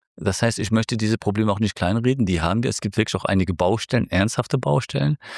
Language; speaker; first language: German; early bilingual, other home language; Turkish